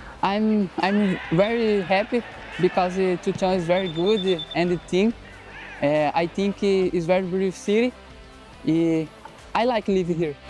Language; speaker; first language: English; non-native, learner; Portuguese